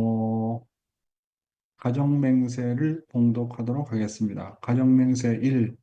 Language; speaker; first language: Korean; native; Korean